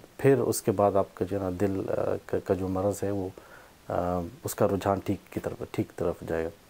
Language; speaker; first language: Urdu; non-native, local second language; Pashto